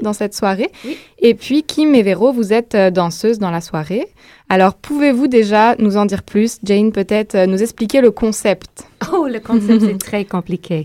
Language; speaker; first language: French; non-native, learner; English